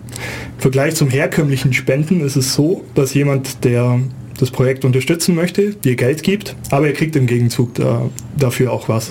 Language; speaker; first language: German; native; German